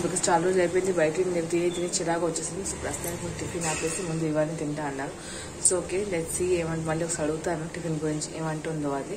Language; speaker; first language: Telugu; native; Telugu